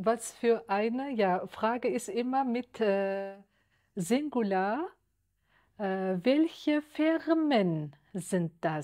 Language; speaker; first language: German; non-native, fluent; Uzbek